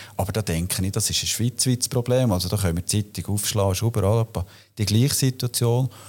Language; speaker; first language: German; native; German